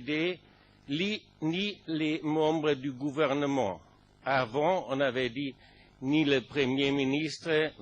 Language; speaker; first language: French; non-native, fluent; German